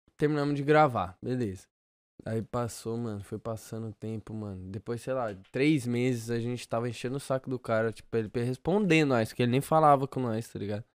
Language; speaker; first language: Portuguese; native; Portuguese